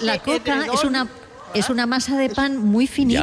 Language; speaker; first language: Spanish; non-native, local second language; Catalan